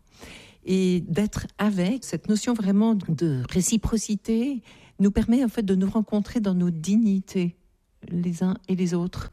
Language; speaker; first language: French; native; French